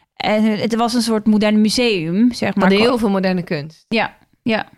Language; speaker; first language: Dutch; non-native, fluent; Norwegian